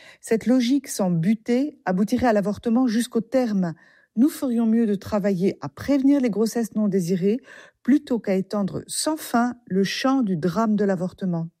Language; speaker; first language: French; native; French